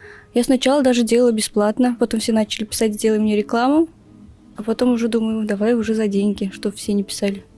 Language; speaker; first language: Russian; non-native, local second language; Turkmen